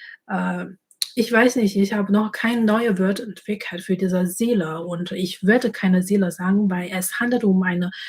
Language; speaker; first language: German; non-native, fluent; Chinese